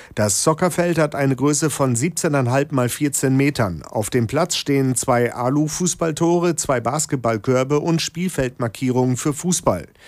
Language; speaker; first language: German; native; German